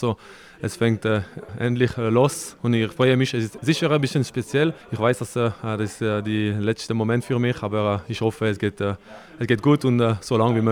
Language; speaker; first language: German; non-native, local second language; French